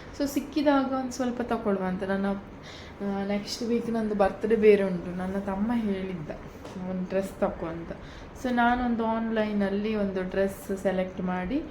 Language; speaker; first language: Kannada; non-native, local second language; Tulu